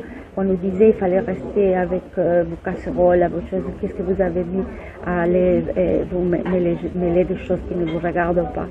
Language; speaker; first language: French; non-native, fluent; Spanish